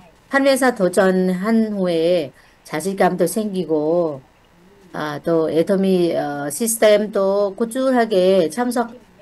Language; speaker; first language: Korean; non-native, learner; Thai